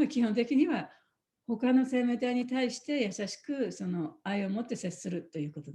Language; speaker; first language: Japanese; native; Japanese